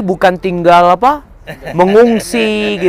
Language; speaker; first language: Indonesian; native; Indonesian